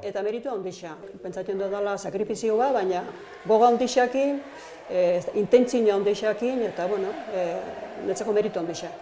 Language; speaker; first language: Basque; native; Basque